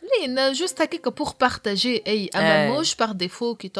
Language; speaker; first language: Arabic; native; Arabic